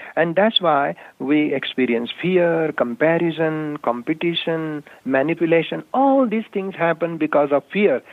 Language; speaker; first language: English; non-native, local second language; Marathi